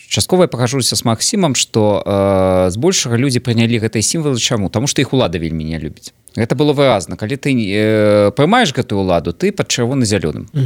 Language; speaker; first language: Belarusian; non-native, local second language; Russian